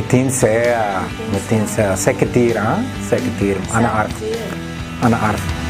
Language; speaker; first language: Arabic; non-native, learner; English